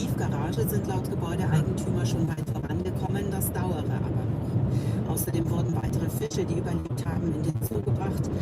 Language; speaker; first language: German; native; German